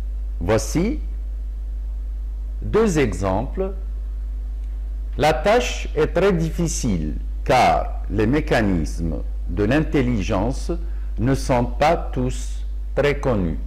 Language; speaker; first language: French; non-native, local second language; Arabic